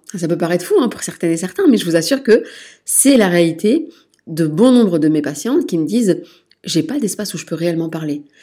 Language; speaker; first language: French; native; French